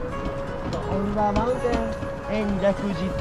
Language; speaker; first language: English; non-native, learner; Japanese